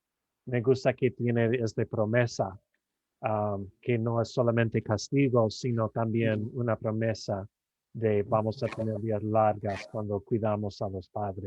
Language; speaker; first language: Spanish; non-native, fluent; English